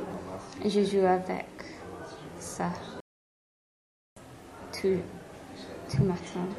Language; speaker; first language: French; non-native, learner; English